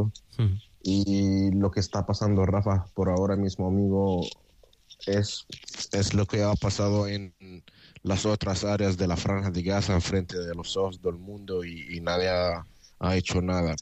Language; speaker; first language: Spanish; non-native, fluent; Arabic